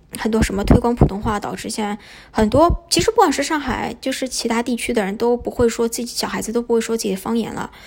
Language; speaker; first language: Chinese; native; Chinese